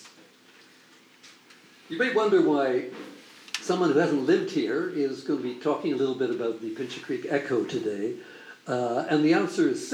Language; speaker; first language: English; native; English